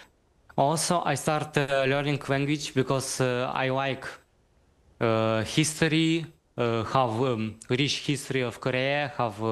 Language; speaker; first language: English; non-native, learner; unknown